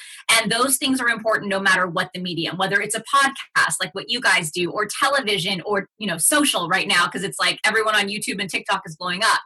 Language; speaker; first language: English; early bilingual, other home language; Spanish